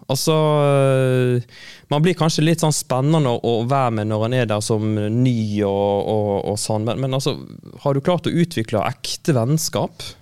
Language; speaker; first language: Norwegian; native; Norwegian